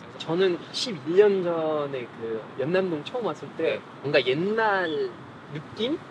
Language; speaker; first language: Korean; non-native, fluent; French